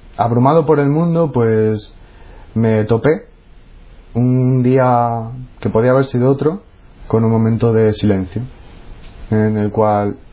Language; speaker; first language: Spanish; native; Spanish